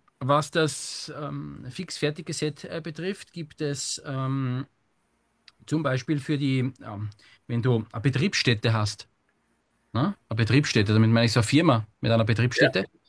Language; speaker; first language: German; native; German